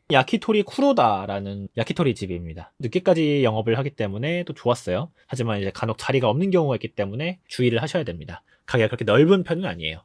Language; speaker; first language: Korean; native; Korean